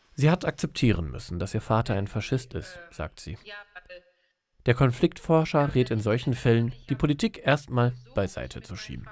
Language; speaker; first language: German; native; German